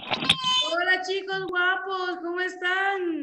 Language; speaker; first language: Spanish; native; Spanish